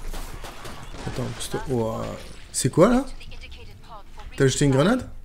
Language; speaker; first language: French; native; French